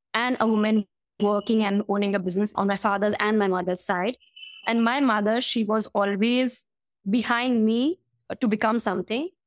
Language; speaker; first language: English; non-native, local second language; Hindi